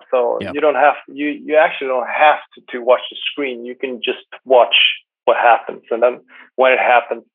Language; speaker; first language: English; non-native, fluent; Swedish